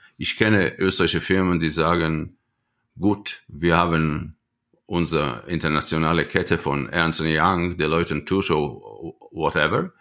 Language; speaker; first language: German; non-native, fluent; Hebrew